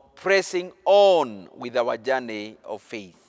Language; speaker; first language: English; non-native, local second language; Swahili